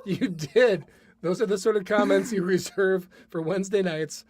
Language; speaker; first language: English; native; English